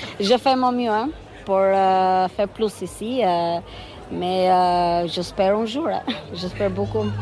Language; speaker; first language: French; non-native, fluent; Albanian